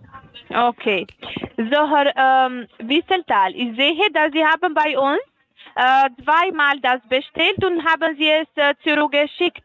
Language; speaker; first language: German; non-native, fluent; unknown